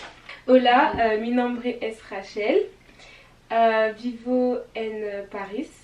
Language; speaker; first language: Spanish; non-native, learner; French